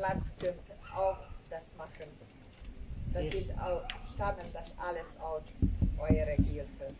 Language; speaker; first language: German; non-native, learner; Hungarian